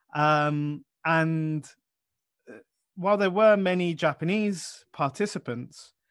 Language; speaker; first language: English; native; English